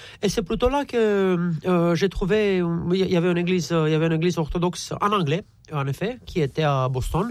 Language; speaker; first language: French; non-native, fluent; Romanian